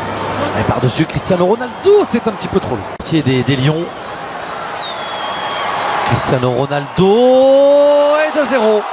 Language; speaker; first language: French; native; French